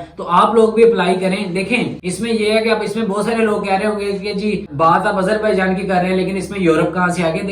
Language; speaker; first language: Urdu; non-native, local second language; Punjabi